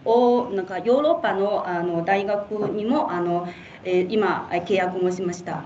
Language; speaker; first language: Japanese; non-native, fluent; Chinese